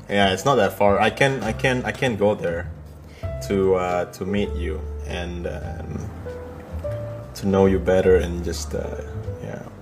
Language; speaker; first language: English; non-native, fluent; Indonesian